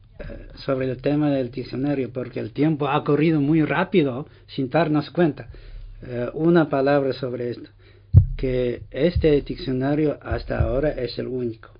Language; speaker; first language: Spanish; non-native, fluent; Chinese